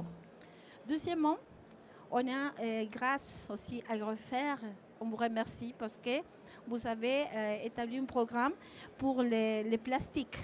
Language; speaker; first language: French; non-native, fluent; Spanish